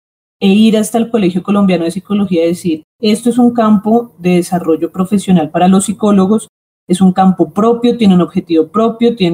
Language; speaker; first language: Spanish; native; Spanish